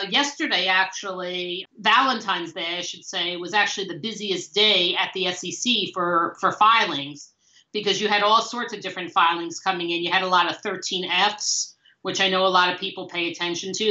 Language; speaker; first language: English; native; English